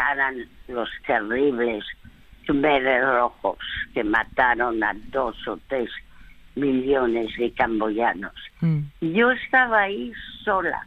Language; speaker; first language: Spanish; early bilingual, other home language; French